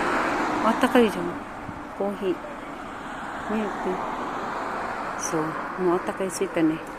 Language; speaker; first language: Japanese; non-native, learner; Filipino